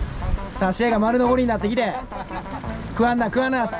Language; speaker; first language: Japanese; native; Japanese